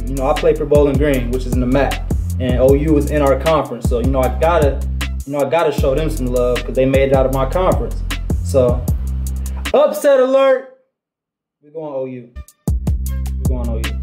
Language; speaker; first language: English; native; English